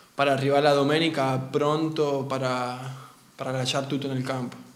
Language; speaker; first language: Italian; non-native, learner; Spanish